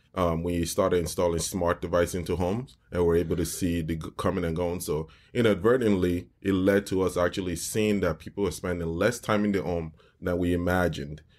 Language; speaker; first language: English; non-native, local second language; Yoruba